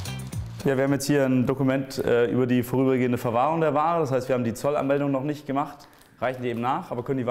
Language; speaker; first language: German; native; German